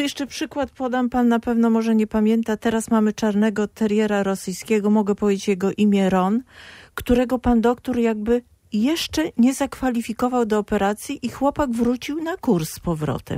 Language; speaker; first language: Polish; native; Polish